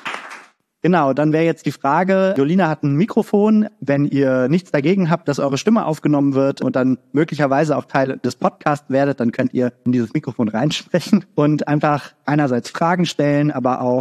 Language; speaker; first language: German; native; German